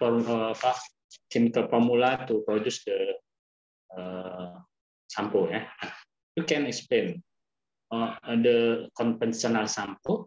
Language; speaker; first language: English; non-native, learner; Indonesian